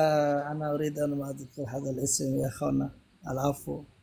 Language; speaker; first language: Arabic; non-native, fluent; Indonesian